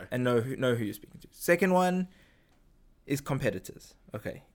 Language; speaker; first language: English; native; English